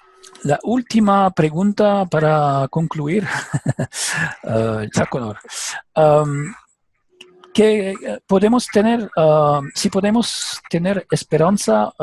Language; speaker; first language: Spanish; non-native, learner; French